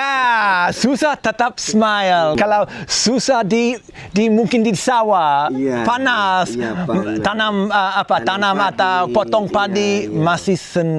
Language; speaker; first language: Indonesian; non-native, learner; English